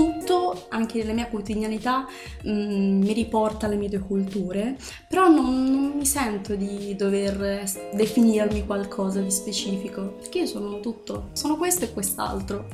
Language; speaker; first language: Italian; early bilingual, other home language; Arabic